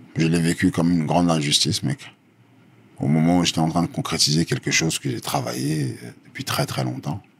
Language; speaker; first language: French; early bilingual, other home language; Lingala